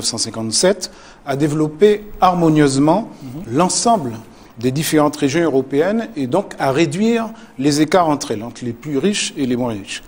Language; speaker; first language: French; native; French